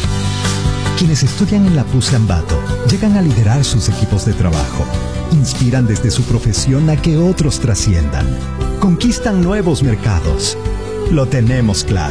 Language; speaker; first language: Spanish; native; Spanish